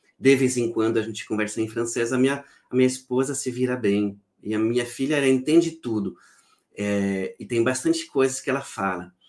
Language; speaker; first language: Portuguese; non-native, fluent; French